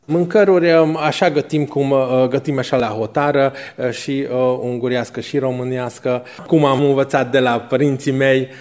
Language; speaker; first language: Romanian; non-native, local second language; Hungarian